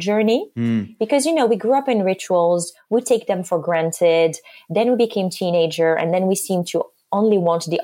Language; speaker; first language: English; non-native, fluent; Arabic